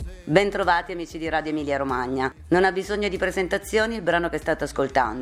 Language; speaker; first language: Italian; native; Italian